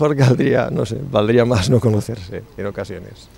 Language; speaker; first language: Spanish; native; Spanish